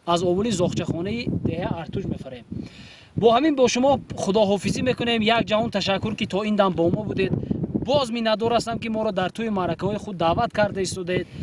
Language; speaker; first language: Tajik; native; Tajik